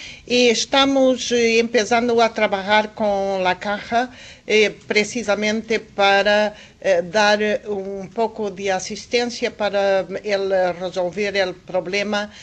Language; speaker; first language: Spanish; non-native, fluent; Portuguese